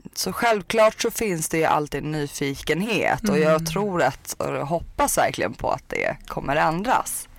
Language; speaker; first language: Swedish; early bilingual, other home language; Persian